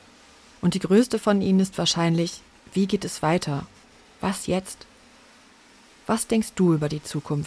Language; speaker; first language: German; native; German